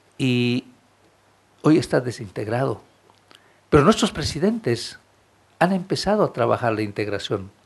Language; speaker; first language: Spanish; non-native, local second language; Aymara